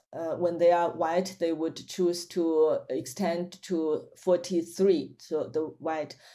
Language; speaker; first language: English; non-native, fluent; Chinese